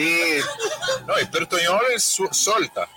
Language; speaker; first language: Spanish; non-native, learner; Portuguese